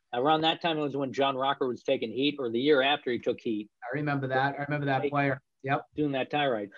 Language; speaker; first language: English; native; English